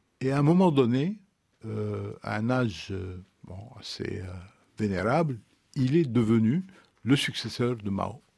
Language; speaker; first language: French; non-native, local second language; Arabic